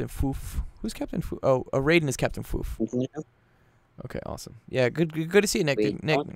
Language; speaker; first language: English; native; English